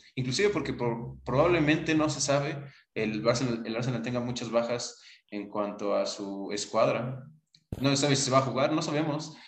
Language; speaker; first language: Spanish; native; Spanish